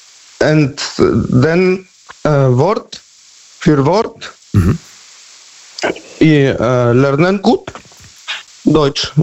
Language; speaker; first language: German; non-native, learner; Polish